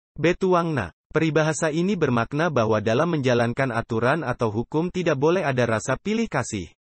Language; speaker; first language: Indonesian; non-native, local second language; Buginese